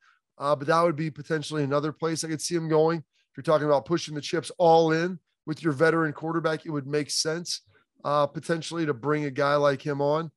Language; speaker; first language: English; native; English